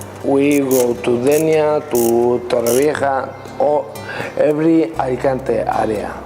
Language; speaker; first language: English; non-native, learner; Spanish